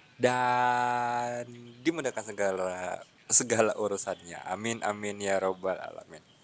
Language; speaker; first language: Indonesian; native; Indonesian